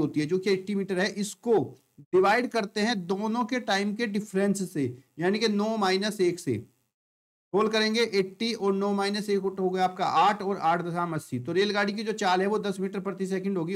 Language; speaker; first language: Hindi; native; Hindi